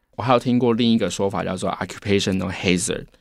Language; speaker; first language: Chinese; native; Chinese